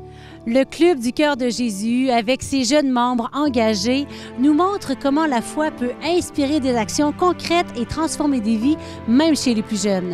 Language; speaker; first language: French; native; French